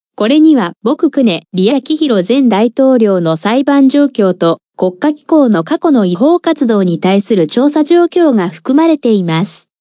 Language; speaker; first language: Japanese; non-native, fluent; Korean